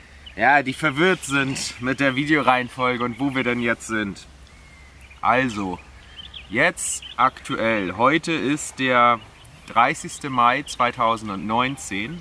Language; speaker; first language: German; native; German